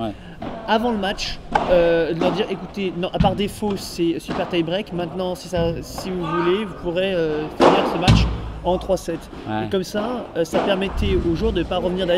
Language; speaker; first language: French; native; French